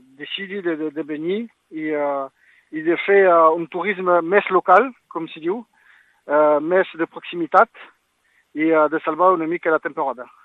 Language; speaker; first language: Catalan; non-native, local second language; French